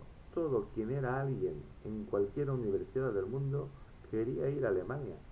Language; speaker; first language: Spanish; native; Spanish